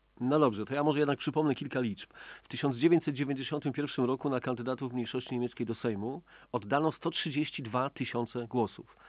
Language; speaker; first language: Polish; native; Polish